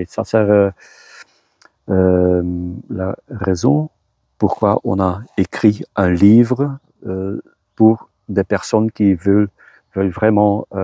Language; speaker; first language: French; non-native, local second language; Dutch